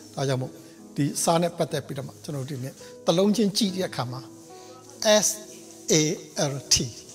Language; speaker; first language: Burmese; non-native, local second language; Hakha Chin